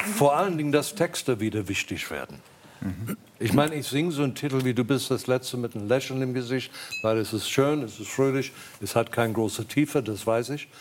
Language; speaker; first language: German; non-native, fluent; English